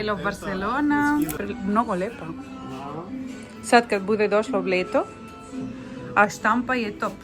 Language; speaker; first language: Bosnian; non-native, learner; Spanish